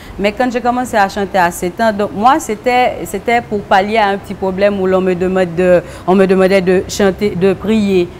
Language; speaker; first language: French; non-native, local second language; Haitian Creole